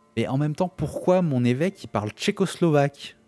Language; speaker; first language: French; native; French